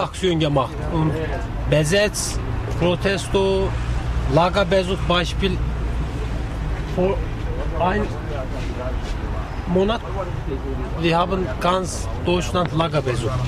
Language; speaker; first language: German; non-native, learner; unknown